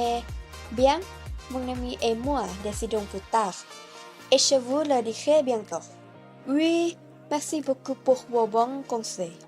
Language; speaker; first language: French; non-native, learner; Thai